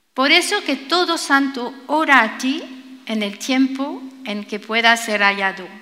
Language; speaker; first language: Spanish; non-native, fluent; French